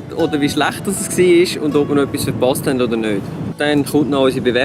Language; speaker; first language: German; native; German